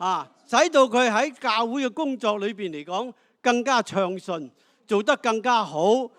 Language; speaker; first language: Cantonese; native; Cantonese